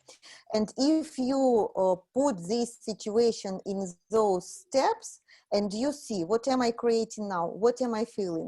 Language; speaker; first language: English; non-native, fluent; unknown